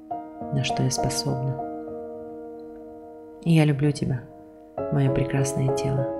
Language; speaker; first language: Russian; native; Russian